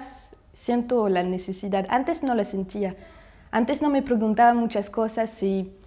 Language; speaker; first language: Spanish; non-native, fluent; Russian